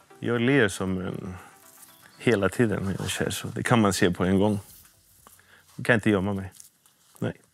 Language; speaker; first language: Swedish; early bilingual, heritage; Swedish